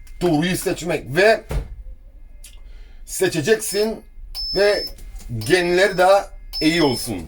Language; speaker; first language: Turkish; early bilingual, heritage; Turkish